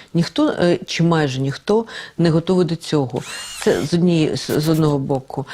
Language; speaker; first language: Ukrainian; non-native, local second language; Russian